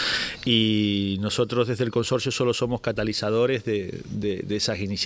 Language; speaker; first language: Spanish; native; Spanish